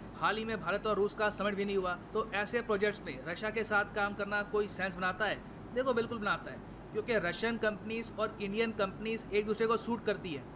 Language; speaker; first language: Hindi; native; Hindi